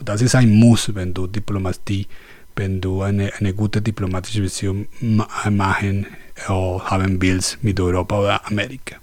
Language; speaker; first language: German; non-native, learner; Spanish